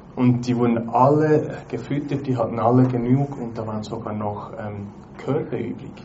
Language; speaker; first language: German; native; German